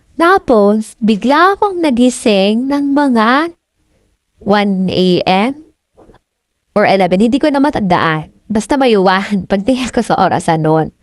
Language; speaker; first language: Filipino; non-native, local second language; Bikol